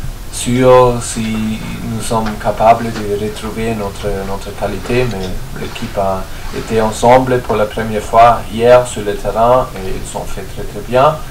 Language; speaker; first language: French; non-native, fluent; German